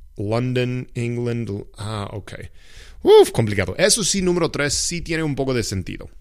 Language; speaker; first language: Spanish; non-native, fluent; English